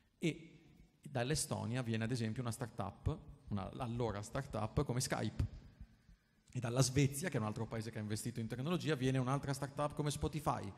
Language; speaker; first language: Italian; native; Italian